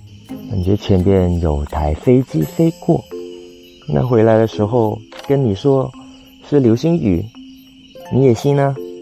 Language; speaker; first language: Chinese; non-native, local second language; Cantonese